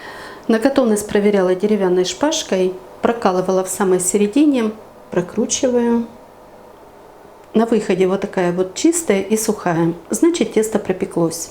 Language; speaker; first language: Russian; native; Russian